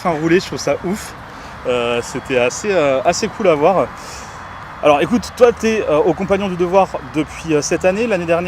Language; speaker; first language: French; native; French